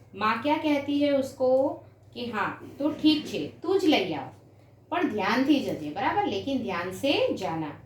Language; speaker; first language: Hindi; non-native, local second language; Gujarati